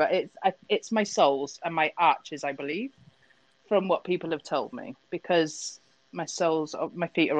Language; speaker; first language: English; native; English